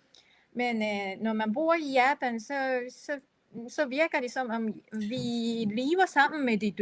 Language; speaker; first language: Danish; non-native, fluent; Japanese